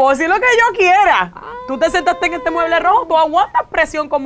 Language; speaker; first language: Spanish; native; Spanish